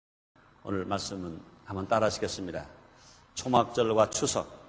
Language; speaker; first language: Korean; native; Korean